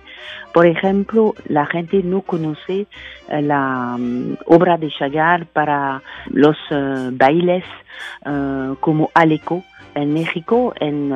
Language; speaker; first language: Spanish; non-native, fluent; French